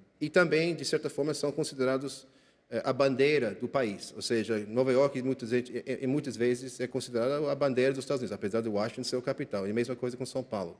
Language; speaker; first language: Portuguese; non-native, fluent; English